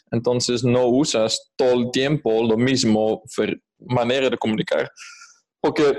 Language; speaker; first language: Spanish; non-native, fluent; Dutch